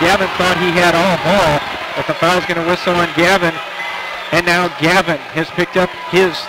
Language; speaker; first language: English; native; English